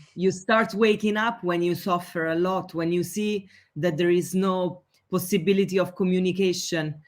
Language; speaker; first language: English; non-native, fluent; Italian